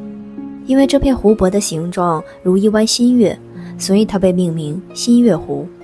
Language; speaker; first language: Chinese; native; Chinese